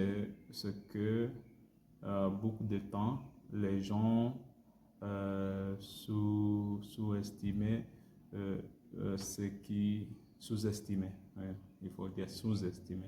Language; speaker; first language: French; non-native, learner; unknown